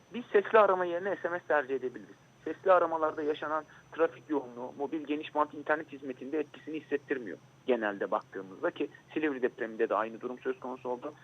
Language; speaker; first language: Turkish; native; Turkish